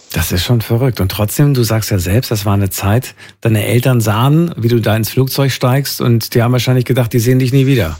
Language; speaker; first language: German; native; German